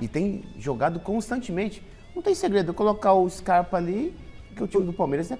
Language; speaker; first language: Portuguese; native; Portuguese